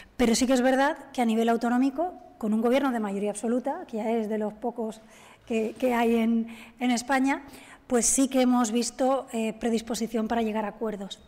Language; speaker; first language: Spanish; native; Spanish